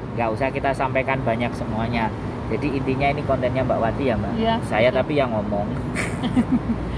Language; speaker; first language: Indonesian; non-native, local second language; Javanese